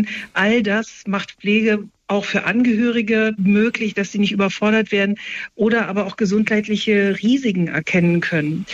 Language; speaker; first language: German; native; German